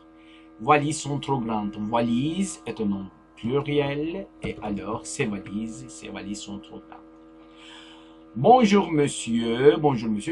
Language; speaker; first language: French; non-native, fluent; Turkish